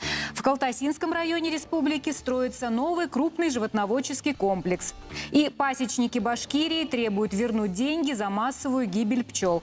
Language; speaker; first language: Russian; native; Russian